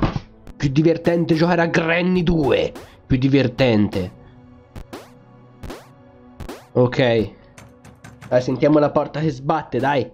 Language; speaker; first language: Italian; native; Italian